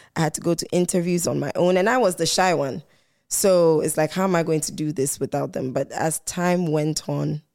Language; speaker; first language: English; non-native, local second language; Ewe